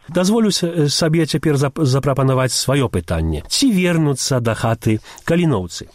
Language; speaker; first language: Belarusian; early bilingual, heritage; Belarusian